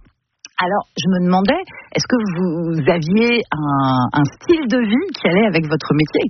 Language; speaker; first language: French; native; French